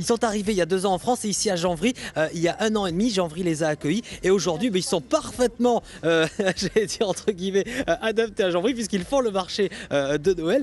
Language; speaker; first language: French; native; French